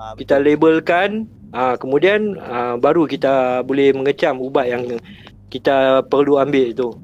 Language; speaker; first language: Malay; native; Malay